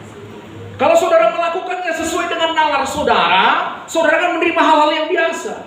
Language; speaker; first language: Indonesian; native; Indonesian